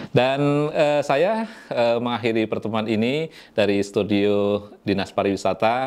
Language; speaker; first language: Indonesian; native; Indonesian